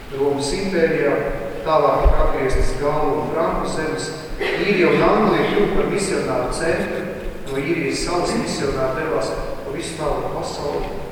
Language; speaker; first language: Latvian; native; Latvian